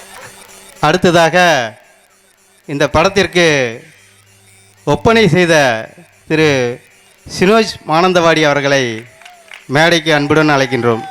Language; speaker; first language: Tamil; native; Tamil